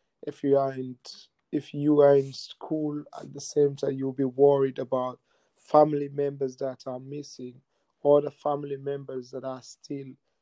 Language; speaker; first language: English; non-native, local second language; Mandingo